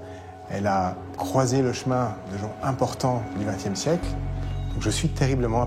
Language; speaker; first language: French; native; French